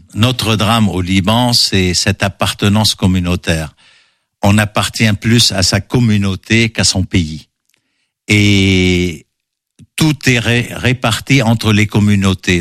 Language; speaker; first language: French; non-native, local second language; Arabic